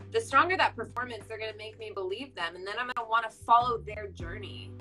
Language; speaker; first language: English; native; English